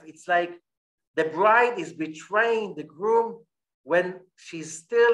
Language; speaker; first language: English; non-native, fluent; Hebrew